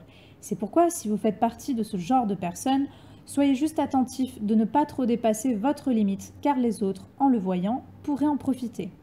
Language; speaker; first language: French; native; French